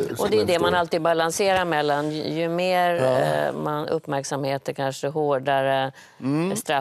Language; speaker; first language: Swedish; native; Swedish